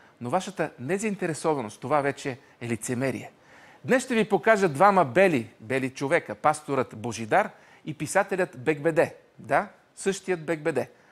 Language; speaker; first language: Bulgarian; native; Bulgarian